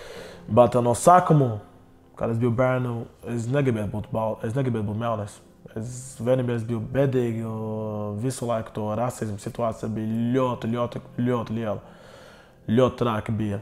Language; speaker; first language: Latvian; non-native, learner; Portuguese